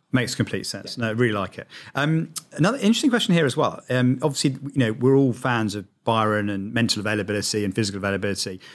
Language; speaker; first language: English; native; English